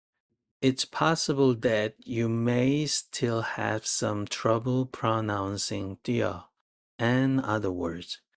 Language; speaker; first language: English; non-native, fluent; Korean